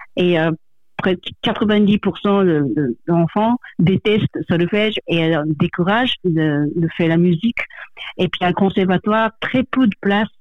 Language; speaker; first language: French; non-native, fluent; Japanese